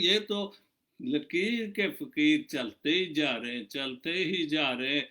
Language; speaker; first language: Urdu; non-native, local second language; Punjabi